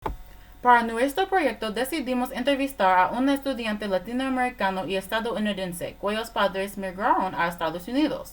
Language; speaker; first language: Spanish; non-native, learner; English